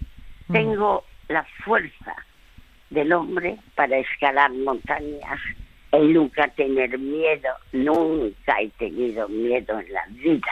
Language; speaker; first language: Spanish; early bilingual, other home language; French